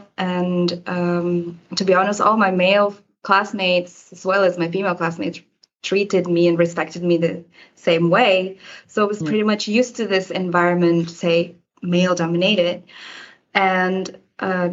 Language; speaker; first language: English; non-native, fluent; Indonesian